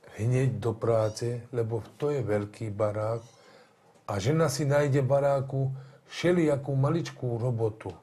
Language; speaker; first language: Slovak; non-native, local second language; Hungarian